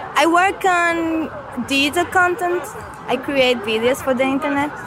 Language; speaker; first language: English; non-native, fluent; Spanish